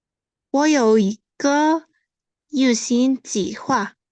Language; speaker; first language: Chinese; non-native, learner; Spanish